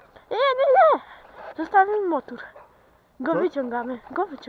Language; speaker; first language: Polish; native; Polish